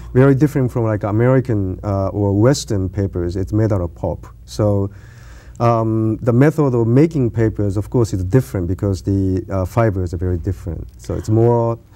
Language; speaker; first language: English; non-native, learner; Japanese